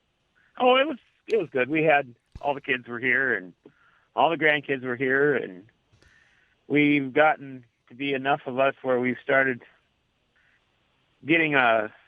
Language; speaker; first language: English; native; English